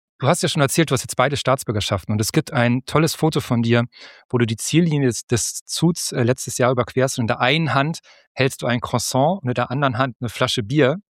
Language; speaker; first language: German; native; German